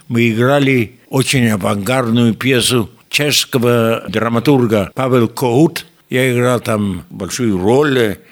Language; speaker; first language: Russian; non-native, fluent; Yiddish